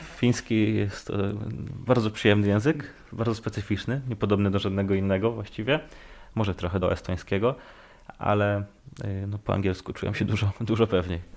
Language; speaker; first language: Polish; native; Polish